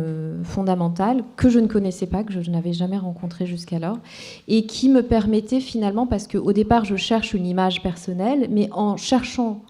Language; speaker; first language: French; non-native, local second language; Kinyarwanda